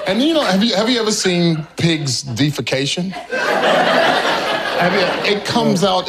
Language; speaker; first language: English; native; English